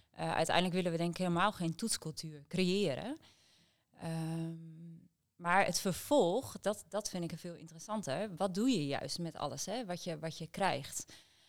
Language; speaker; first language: Dutch; native; Dutch